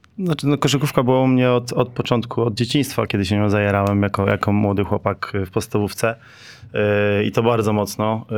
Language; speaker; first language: Polish; native; Polish